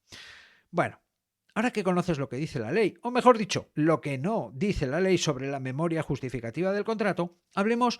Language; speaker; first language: Spanish; native; Spanish